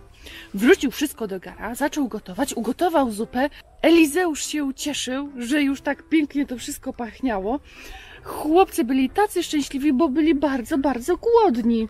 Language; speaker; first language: Polish; native; Polish